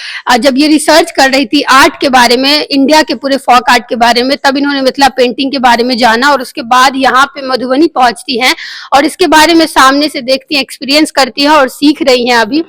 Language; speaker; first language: Hindi; native; Hindi